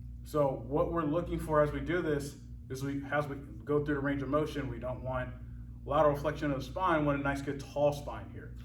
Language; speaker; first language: English; native; English